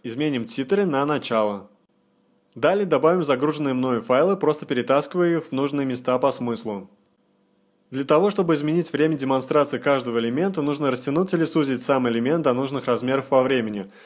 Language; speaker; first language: Russian; native; Russian